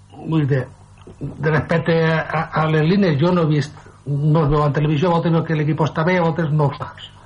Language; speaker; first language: Catalan; non-native, local second language; Spanish